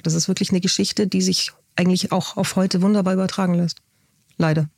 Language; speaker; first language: German; native; German